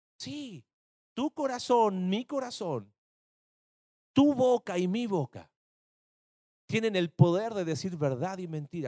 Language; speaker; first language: Spanish; native; Spanish